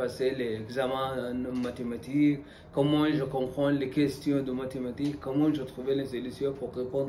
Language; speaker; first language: French; non-native, learner; Arabic